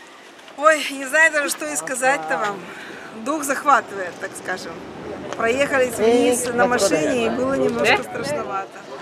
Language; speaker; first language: Russian; native; Russian